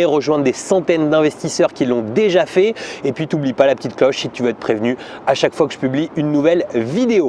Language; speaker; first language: French; native; French